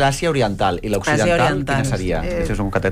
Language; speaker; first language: Catalan; native; Catalan